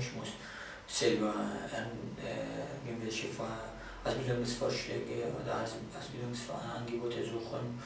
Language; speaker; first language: German; non-native, fluent; Kurdish